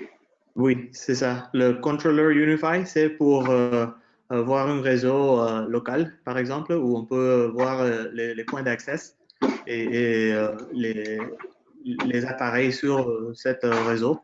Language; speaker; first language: French; non-native, fluent; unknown